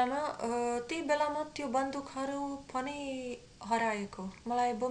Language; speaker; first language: Nepali; non-native, learner; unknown